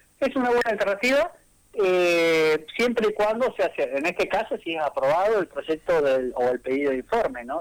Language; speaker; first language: Spanish; native; Spanish